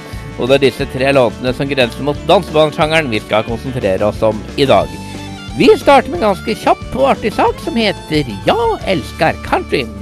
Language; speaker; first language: Norwegian; native; Norwegian